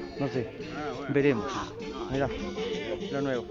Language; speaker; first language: Spanish; native; Spanish